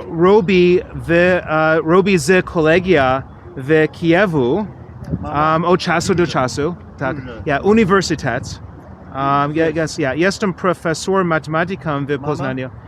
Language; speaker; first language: Polish; non-native, learner; English